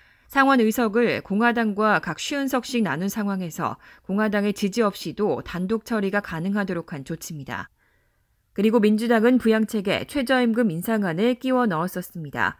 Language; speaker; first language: Korean; native; Korean